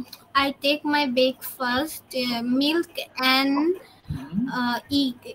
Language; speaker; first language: English; non-native, learner; Bangla